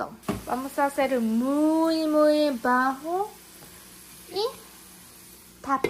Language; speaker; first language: Spanish; non-native, learner; Japanese